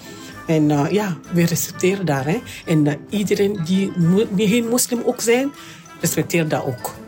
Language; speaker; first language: Dutch; non-native, learner; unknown